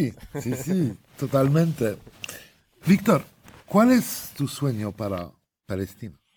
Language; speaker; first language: Spanish; non-native, fluent; Arabic